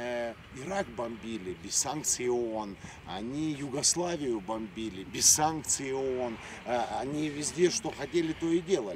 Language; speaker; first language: Russian; native; Russian